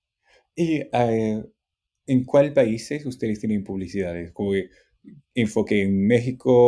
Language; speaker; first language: Spanish; non-native, fluent; English